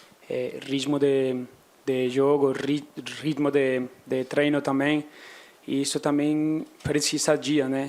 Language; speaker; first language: Portuguese; non-native, fluent; Spanish